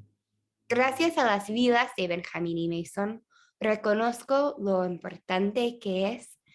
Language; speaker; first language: Spanish; non-native, fluent; English